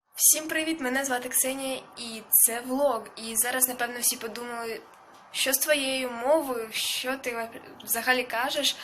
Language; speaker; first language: Ukrainian; non-native, local second language; Russian